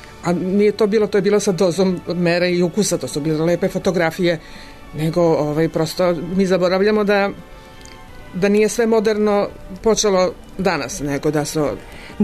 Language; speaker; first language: Serbian; native; Serbian